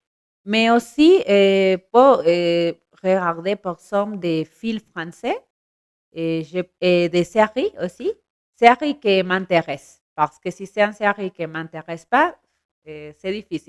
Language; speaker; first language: French; non-native, learner; Spanish